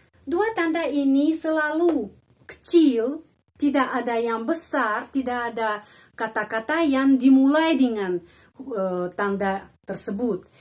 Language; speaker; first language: Indonesian; non-native, fluent; Russian